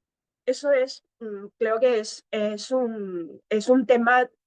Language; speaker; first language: Spanish; non-native, learner; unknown